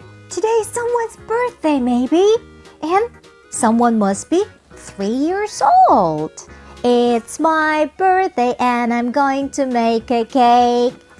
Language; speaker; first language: English; non-native, fluent; Korean